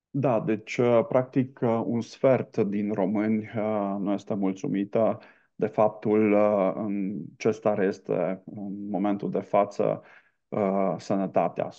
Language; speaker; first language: Romanian; non-native, local second language; Hungarian